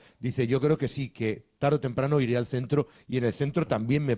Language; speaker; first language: Spanish; native; Spanish